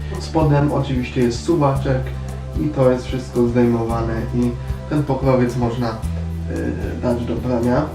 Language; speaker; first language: Polish; native; Polish